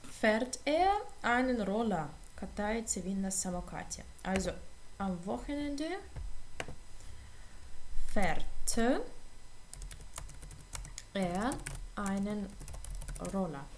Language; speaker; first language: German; non-native, fluent; Ukrainian